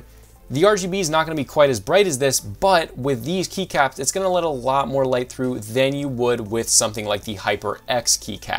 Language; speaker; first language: English; native; English